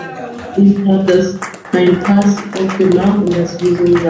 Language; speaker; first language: German; non-native, fluent; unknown